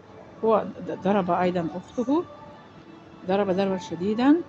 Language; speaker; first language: Arabic; non-native, fluent; Tajik